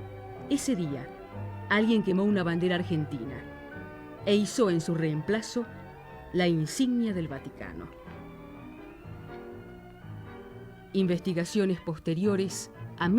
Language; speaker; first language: Spanish; native; Spanish